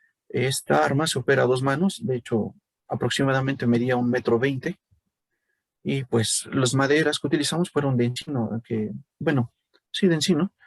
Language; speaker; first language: Spanish; native; Spanish